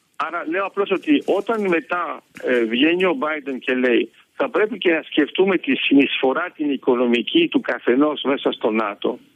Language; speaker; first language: Greek; early bilingual, heritage; Greek